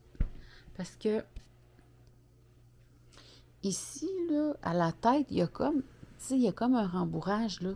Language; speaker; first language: French; native; French